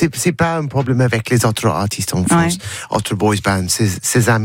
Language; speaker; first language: French; non-native, learner; English